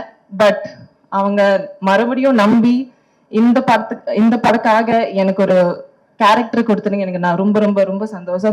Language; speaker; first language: Tamil; non-native, local second language; Malayalam